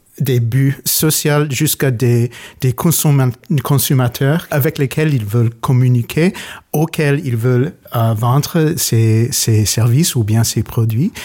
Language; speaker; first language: French; non-native, learner; English